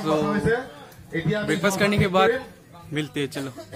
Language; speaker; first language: Hindi; non-native, local second language; Karbi